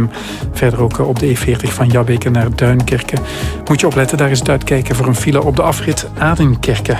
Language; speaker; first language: Dutch; native; Dutch